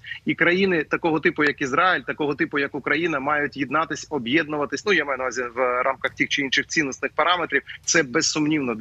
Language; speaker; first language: Ukrainian; native; Ukrainian